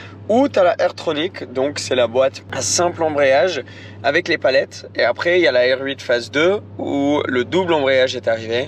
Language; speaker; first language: French; native; French